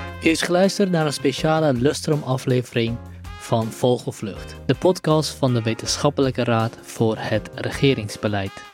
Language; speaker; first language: Dutch; native; Dutch